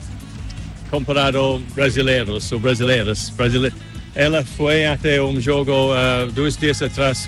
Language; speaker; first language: Portuguese; non-native, learner; English